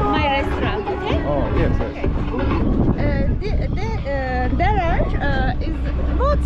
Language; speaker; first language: English; non-native, learner; Turkish